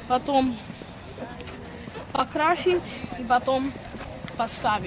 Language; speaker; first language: Russian; early bilingual, heritage; Russian